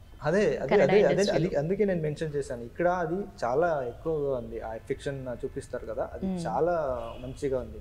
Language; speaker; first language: Telugu; non-native, learner; Kannada